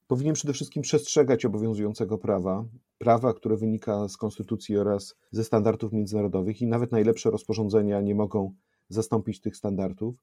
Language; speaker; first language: Polish; native; Polish